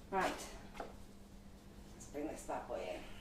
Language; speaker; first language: English; native; English